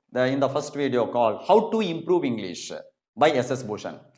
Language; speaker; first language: English; non-native, local second language; Telugu